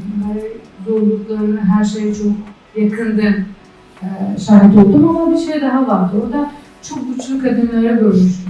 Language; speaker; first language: Turkish; non-native, fluent; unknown